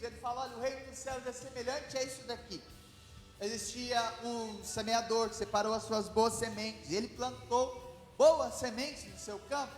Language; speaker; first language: Portuguese; native; Portuguese